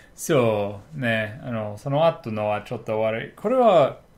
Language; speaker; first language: Japanese; non-native, fluent; English